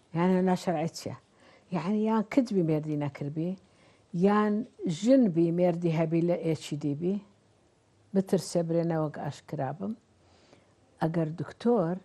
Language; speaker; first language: Central Kurdish; non-native, local second language; Kurdish